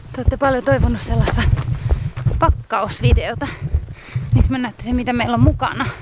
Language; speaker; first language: Finnish; native; Finnish